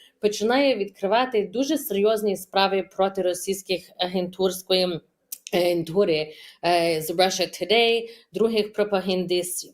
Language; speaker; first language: Ukrainian; early bilingual, heritage; Ukrainian